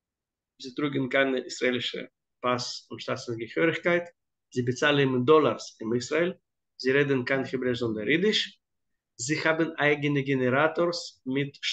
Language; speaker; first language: German; non-native, fluent; Hebrew